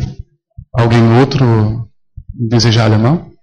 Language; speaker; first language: Portuguese; non-native, fluent; German